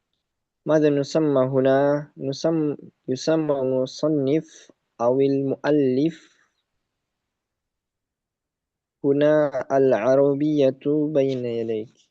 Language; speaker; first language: Arabic; non-native, learner; Indonesian